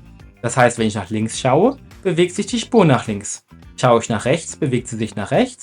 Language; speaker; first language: German; native; German